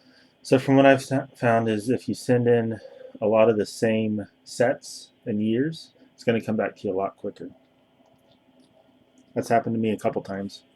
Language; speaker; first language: English; native; English